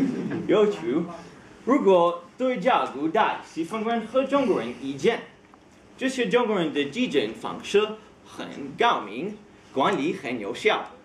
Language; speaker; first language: Chinese; non-native, learner; Hebrew